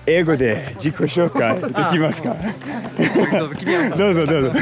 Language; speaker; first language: Japanese; non-native, learner; English